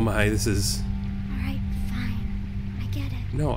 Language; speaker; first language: English; native; English